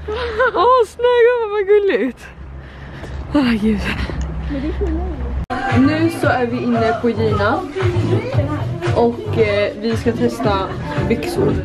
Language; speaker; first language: Swedish; native; Swedish